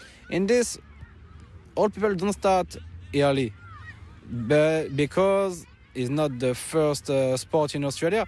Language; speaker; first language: English; non-native, learner; French